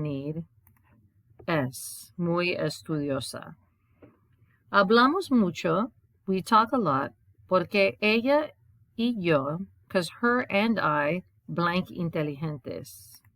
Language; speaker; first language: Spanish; non-native, fluent; English